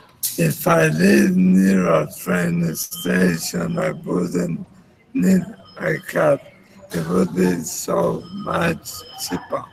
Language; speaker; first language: English; non-native, learner; Spanish